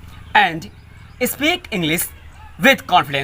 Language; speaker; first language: English; non-native, learner; Hindi